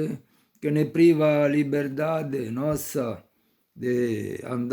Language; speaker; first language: Portuguese; non-native, fluent; Italian